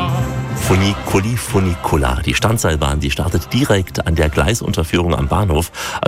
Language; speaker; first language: German; native; German